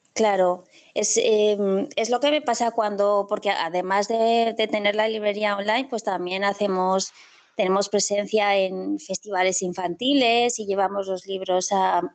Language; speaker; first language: Spanish; native; Spanish